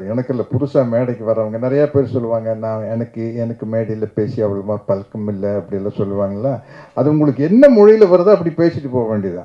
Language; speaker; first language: Tamil; native; Tamil